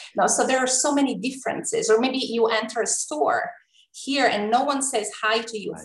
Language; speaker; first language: English; non-native, fluent; Italian